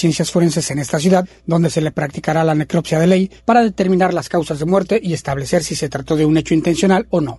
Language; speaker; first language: Spanish; native; Spanish